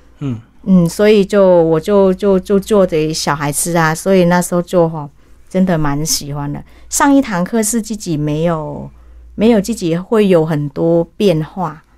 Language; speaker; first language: Chinese; early bilingual, heritage; Chinese